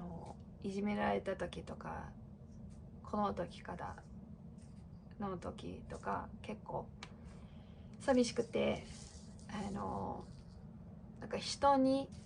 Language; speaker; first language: Japanese; non-native, fluent; English